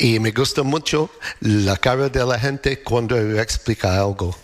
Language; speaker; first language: Spanish; non-native, fluent; English